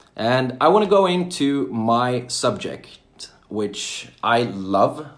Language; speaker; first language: English; non-native, fluent; Swedish